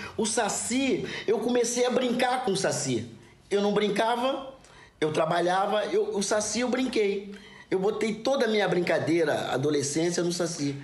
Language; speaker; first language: Portuguese; native; Portuguese